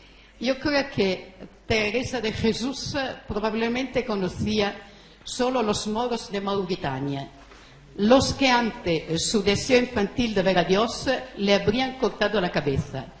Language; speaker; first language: Spanish; non-native, fluent; Italian